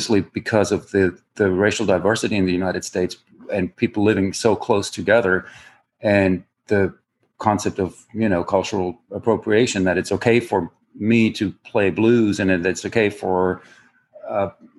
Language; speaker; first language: English; non-native, fluent; German